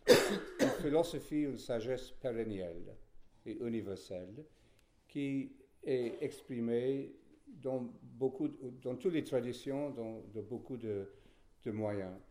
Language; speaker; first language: French; non-native, fluent; English